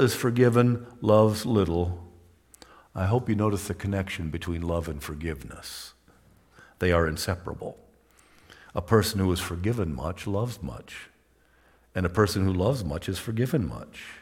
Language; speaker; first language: English; native; English